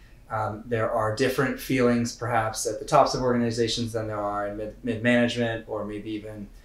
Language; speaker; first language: English; native; English